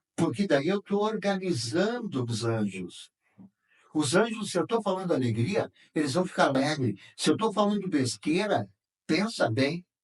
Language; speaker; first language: Portuguese; native; Portuguese